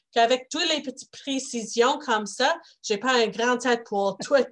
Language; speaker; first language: French; non-native, local second language; English